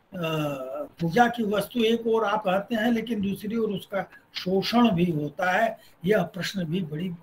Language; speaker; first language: Hindi; native; Hindi